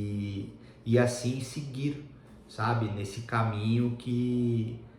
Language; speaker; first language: Portuguese; native; Portuguese